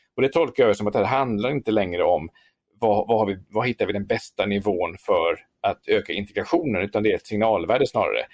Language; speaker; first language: Swedish; native; Swedish